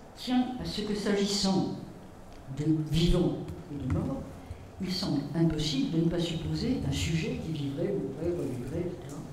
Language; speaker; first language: French; native; French